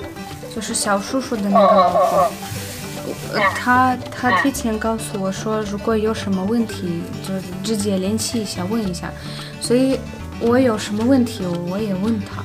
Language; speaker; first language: Chinese; non-native, fluent; Russian